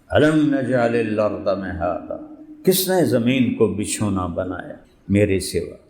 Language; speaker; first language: Urdu; non-native, local second language; Punjabi